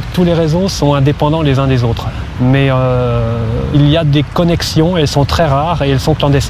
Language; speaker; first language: French; native; French